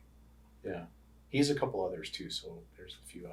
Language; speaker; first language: English; native; English